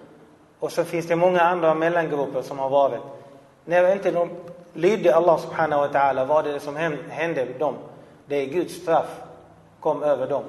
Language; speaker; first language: Swedish; non-native, fluent; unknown